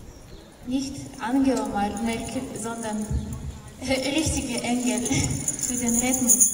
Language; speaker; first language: German; non-native, learner; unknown